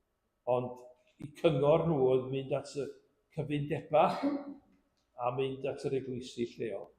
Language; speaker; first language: Welsh; native; Welsh